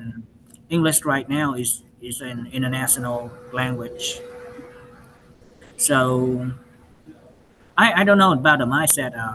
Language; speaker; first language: English; non-native, learner; Vietnamese